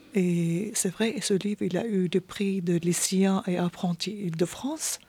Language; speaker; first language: French; non-native, fluent; Arabic